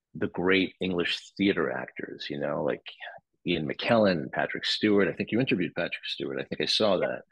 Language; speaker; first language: English; native; English